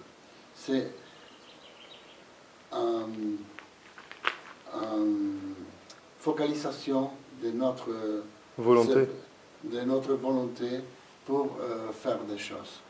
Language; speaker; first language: French; non-native, fluent; Spanish